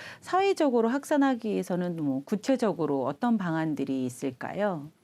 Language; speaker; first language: Korean; native; Korean